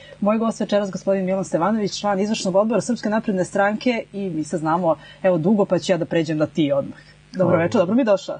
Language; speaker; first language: Serbian; native; Serbian